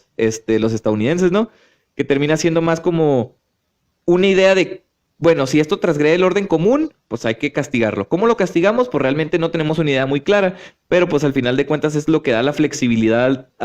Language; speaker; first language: Spanish; native; Spanish